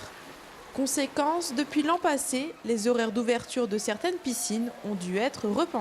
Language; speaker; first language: French; native; French